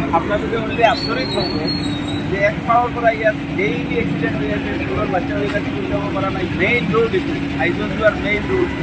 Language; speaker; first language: Assamese; non-native, local second language; Bangla